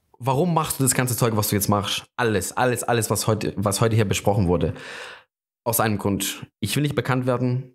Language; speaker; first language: German; non-native, fluent; Greek